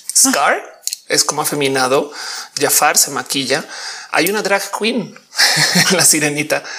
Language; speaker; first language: Spanish; native; Spanish